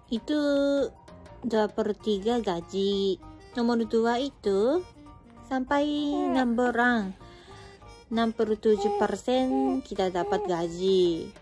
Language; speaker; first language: Indonesian; non-native, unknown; Japanese